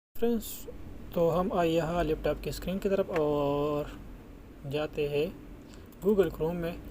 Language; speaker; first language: Urdu; non-native, local second language; Pashto